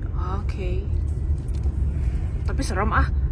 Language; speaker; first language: Indonesian; native; Indonesian